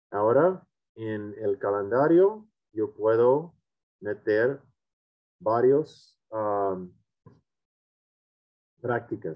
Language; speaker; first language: Spanish; non-native, fluent; English